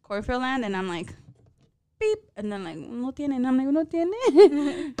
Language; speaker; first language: English; early bilingual, other home language; Spanish